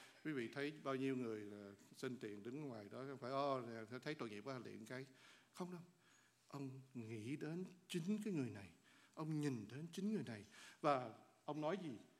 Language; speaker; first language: Vietnamese; native; Vietnamese